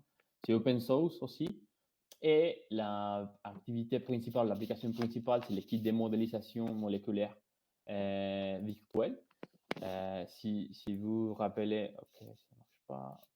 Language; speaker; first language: French; non-native, fluent; Spanish